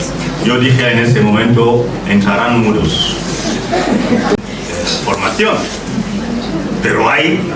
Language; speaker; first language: Spanish; non-native, fluent; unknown